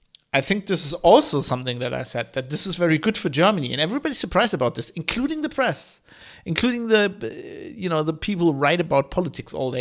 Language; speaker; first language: English; non-native, fluent; German